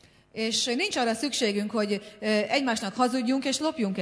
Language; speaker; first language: Hungarian; native; Hungarian